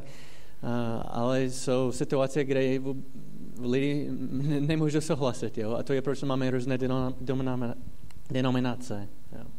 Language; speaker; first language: Czech; non-native, fluent; English